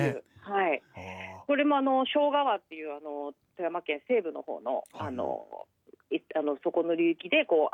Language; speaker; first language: Japanese; native; Japanese